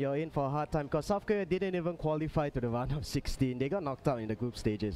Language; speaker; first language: English; native; English